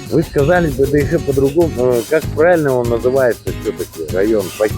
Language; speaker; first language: Russian; native; Russian